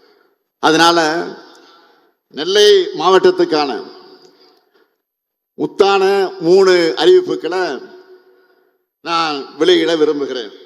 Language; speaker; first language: Tamil; native; Tamil